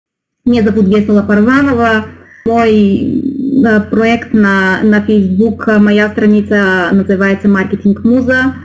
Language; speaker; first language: Russian; non-native, learner; Bulgarian